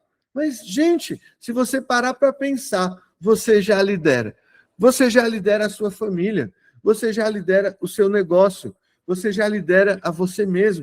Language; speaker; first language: Portuguese; native; Portuguese